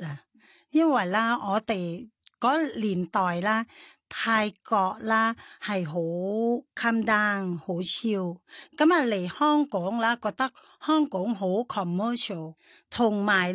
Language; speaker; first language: Cantonese; non-native, fluent; Thai